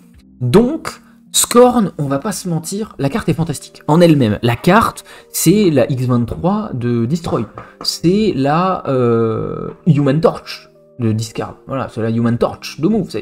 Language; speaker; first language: French; native; French